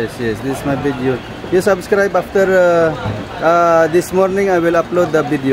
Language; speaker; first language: English; non-native, learner; Filipino